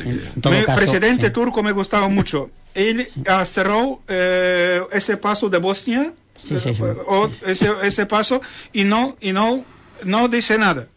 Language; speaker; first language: Spanish; non-native, learner; Ukrainian